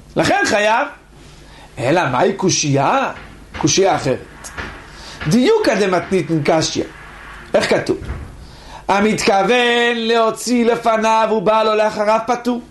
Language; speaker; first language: Hebrew; native; Hebrew